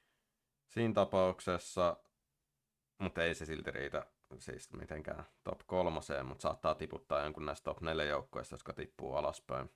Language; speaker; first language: Finnish; native; Finnish